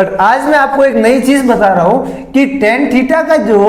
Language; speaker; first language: Hindi; native; Hindi